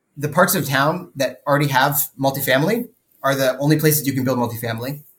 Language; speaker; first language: English; native; English